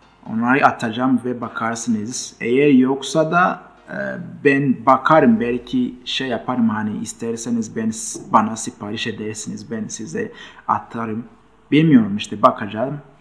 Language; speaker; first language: Turkish; non-native, fluent; Kinyarwanda